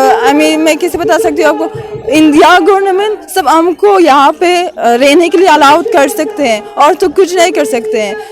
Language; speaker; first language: Hindi; non-native, fluent; Persian